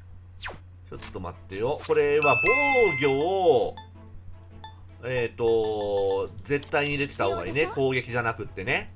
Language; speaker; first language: Japanese; native; Japanese